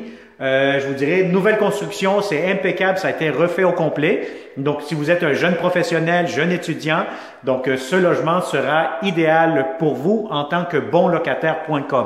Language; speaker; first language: French; native; French